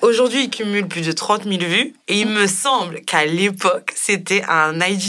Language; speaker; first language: French; native; French